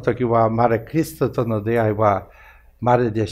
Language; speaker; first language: Japanese; non-native, fluent; English